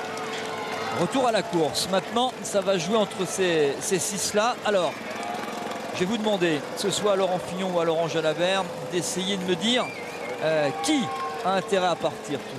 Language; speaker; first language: French; native; French